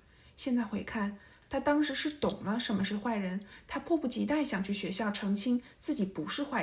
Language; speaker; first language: Chinese; native; Chinese